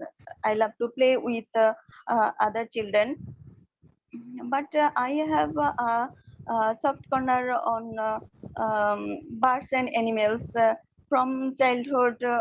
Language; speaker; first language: English; non-native, learner; Bangla